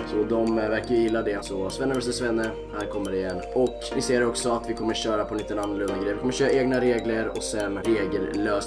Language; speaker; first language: Swedish; native; Swedish